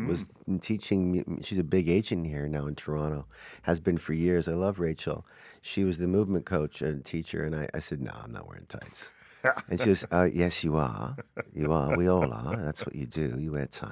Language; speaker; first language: English; native; English